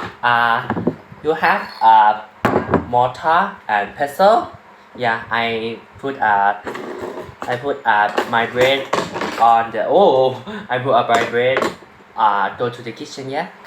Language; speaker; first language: English; non-native, learner; Thai